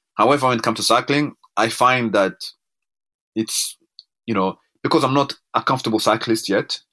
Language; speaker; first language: English; non-native, local second language; Kinyarwanda